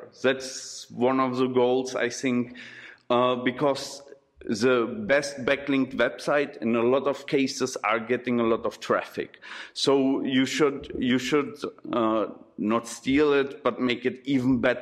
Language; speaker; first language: English; non-native, fluent; German